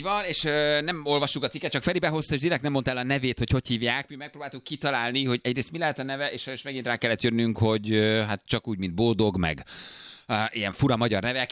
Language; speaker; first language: Hungarian; native; Hungarian